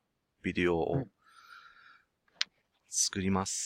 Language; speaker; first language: Japanese; non-native, learner; English